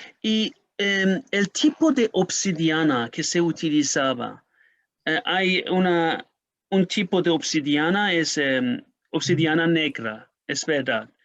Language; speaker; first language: Spanish; non-native, learner; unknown